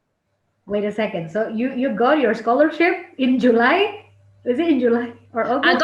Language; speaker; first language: English; non-native, fluent; Indonesian